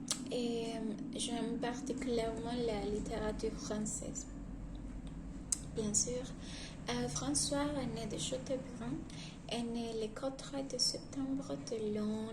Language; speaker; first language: French; non-native, learner; Spanish